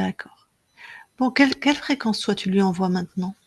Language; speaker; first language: French; native; French